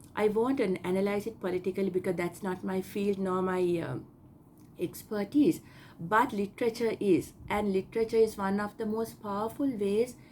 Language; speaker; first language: English; non-native, local second language; Sinhala